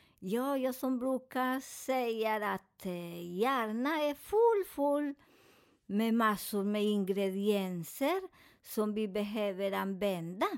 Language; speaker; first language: Swedish; non-native, learner; Spanish